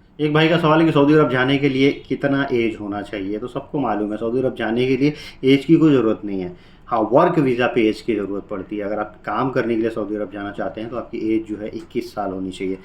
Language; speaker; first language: Hindi; native; Hindi